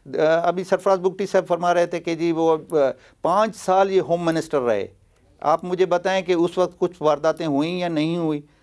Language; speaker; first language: Urdu; non-native, local second language; Baluchi